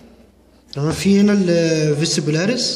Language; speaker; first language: Arabic; native; Arabic